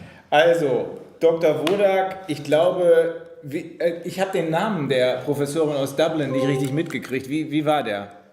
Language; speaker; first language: German; native; German